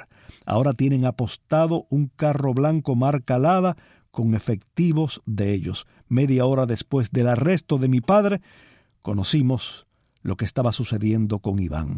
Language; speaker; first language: Spanish; native; Spanish